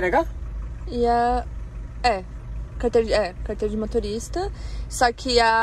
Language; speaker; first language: Portuguese; native; Portuguese